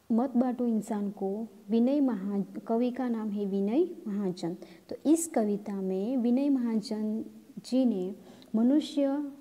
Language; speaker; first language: Hindi; non-native, local second language; Gamit